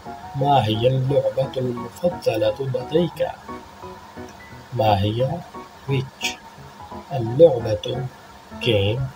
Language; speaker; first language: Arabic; non-native, fluent; Urdu